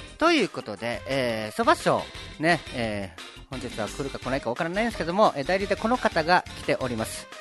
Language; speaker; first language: Japanese; native; Japanese